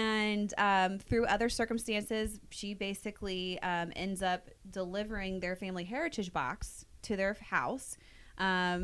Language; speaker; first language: English; native; English